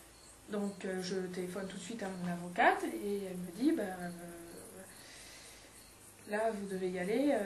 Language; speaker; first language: French; native; French